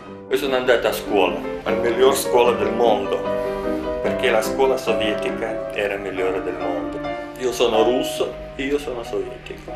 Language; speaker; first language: Italian; non-native, fluent; Russian